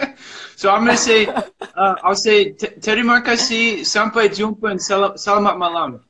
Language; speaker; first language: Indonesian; non-native, learner; English